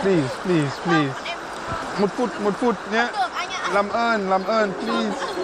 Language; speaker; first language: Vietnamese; non-native, learner; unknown